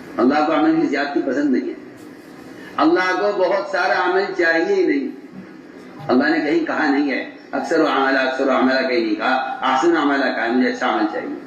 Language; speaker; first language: Urdu; native; Urdu